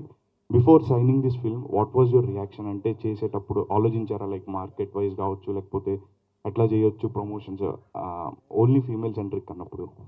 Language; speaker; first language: Telugu; native; Telugu